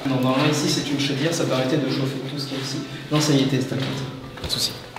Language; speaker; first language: French; native; French